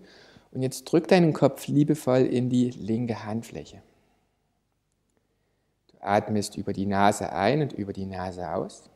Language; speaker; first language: German; native; German